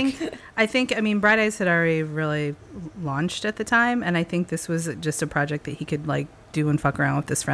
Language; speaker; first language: English; native; English